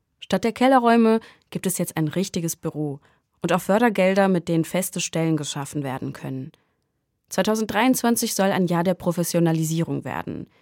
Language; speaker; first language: German; native; German